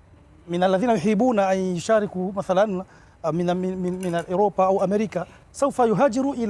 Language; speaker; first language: Arabic; non-native, local second language; Comorian